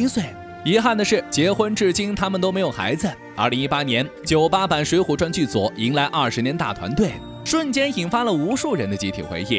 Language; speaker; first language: Chinese; native; Chinese